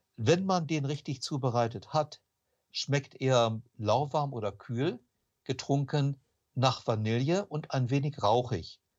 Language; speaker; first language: German; native; German